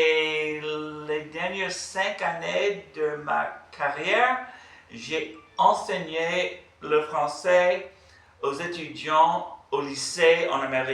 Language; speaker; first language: French; non-native, fluent; English